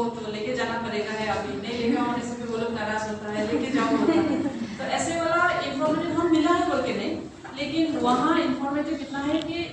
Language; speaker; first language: Hindi; non-native, local second language; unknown